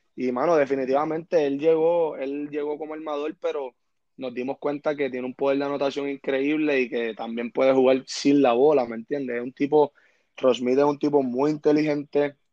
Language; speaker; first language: Spanish; native; Spanish